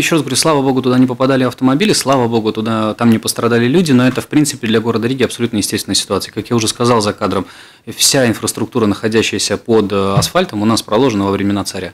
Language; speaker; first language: Russian; native; Russian